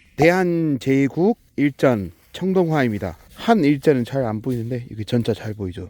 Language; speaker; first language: Korean; non-native, fluent; English